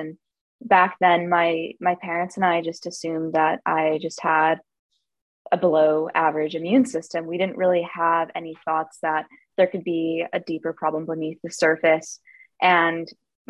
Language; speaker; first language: English; native; English